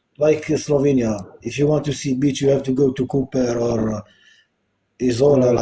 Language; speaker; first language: English; non-native, local second language; Arabic